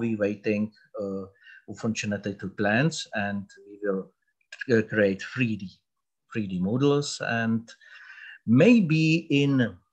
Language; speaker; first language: English; non-native, learner; Czech